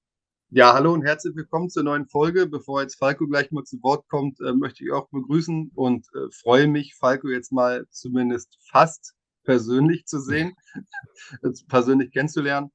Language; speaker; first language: German; native; German